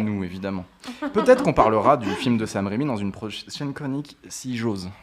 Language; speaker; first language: French; native; French